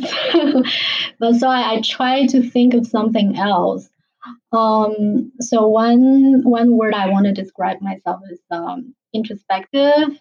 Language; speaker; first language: English; non-native, fluent; Chinese